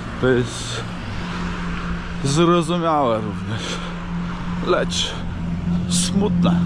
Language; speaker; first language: Polish; non-native, fluent; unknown